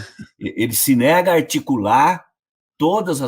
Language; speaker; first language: Portuguese; native; Portuguese